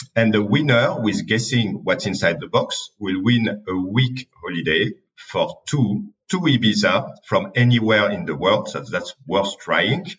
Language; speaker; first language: English; non-native, fluent; French